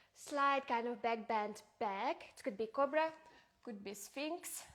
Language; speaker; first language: English; non-native, fluent; Ukrainian